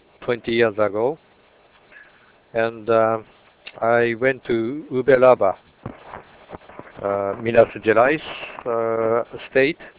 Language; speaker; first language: English; non-native, learner; Japanese